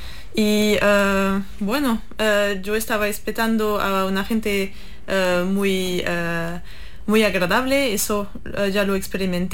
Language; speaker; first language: Spanish; non-native, learner; English